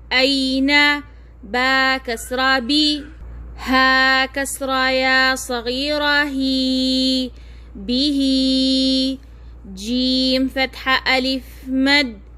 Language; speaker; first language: Arabic; non-native, fluent; Oromo